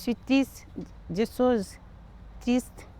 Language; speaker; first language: French; non-native, learner; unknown